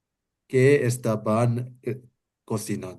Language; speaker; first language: Spanish; non-native, learner; English